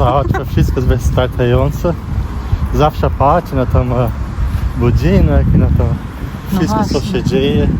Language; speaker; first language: Polish; non-native, learner; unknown